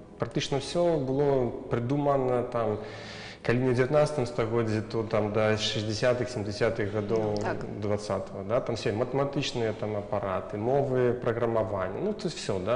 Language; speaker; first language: Belarusian; native; Belarusian